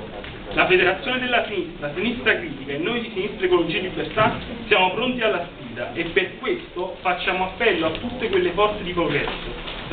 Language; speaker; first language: Italian; native; Italian